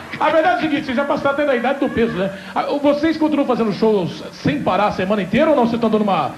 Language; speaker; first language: Portuguese; native; Portuguese